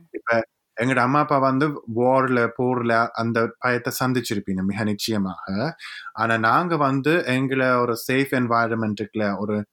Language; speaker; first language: Tamil; native; Tamil